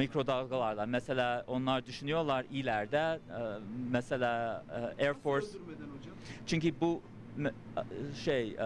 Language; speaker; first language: Turkish; early bilingual, heritage; English